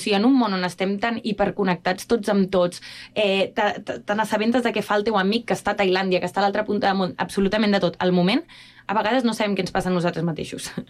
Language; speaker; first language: Catalan; native; Catalan